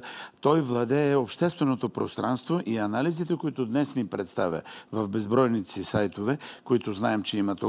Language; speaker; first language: Bulgarian; native; Bulgarian